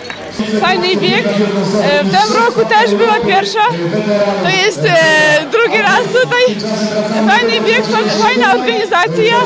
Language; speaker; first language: Polish; non-native, learner; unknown